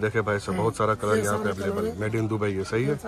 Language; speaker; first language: Hindi; native; Hindi